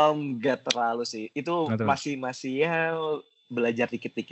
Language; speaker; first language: Indonesian; native; Indonesian